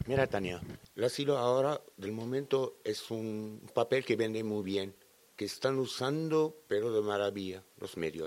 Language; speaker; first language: Spanish; non-native, fluent; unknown